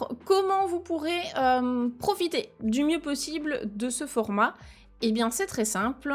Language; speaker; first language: French; native; French